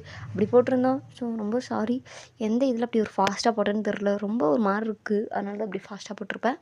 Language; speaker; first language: Tamil; native; Tamil